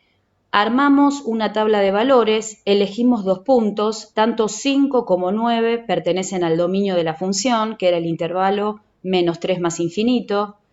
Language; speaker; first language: Spanish; native; Spanish